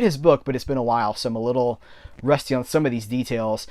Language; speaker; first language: English; native; English